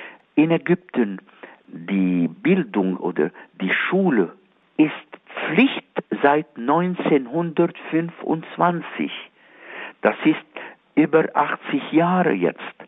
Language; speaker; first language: German; non-native, fluent; Arabic